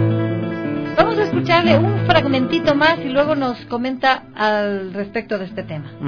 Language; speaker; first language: Spanish; native; Spanish